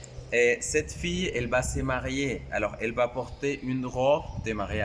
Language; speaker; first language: French; non-native, fluent; Spanish